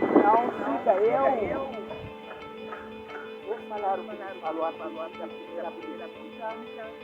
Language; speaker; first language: Portuguese; non-native, local second language; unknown